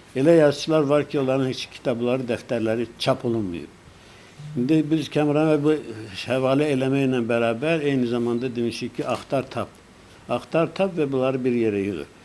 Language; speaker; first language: Azerbaijani; non-native, local second language; Lezghian